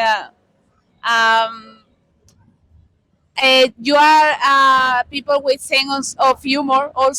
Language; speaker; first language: English; non-native, learner; Spanish